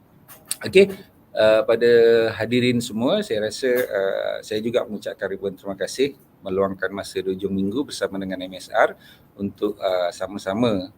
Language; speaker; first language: Malay; native; Malay